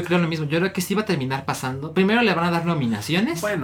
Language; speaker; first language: Spanish; native; Spanish